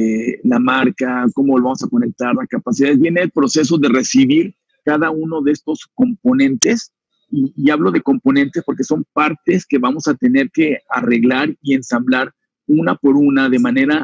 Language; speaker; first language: Spanish; native; Spanish